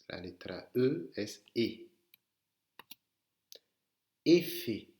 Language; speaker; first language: Spanish; non-native, fluent; French